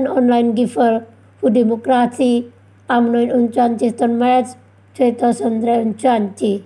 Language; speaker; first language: German; non-native, fluent; Indonesian